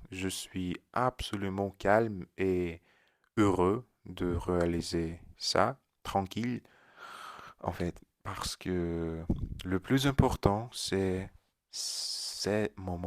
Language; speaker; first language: French; non-native, learner; Russian